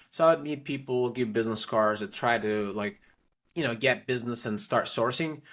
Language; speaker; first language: English; non-native, fluent; Turkish